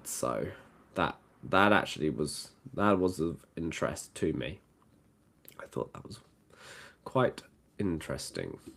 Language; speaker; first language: English; native; English